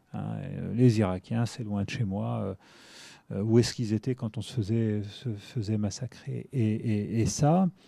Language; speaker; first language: French; non-native, local second language; Arabic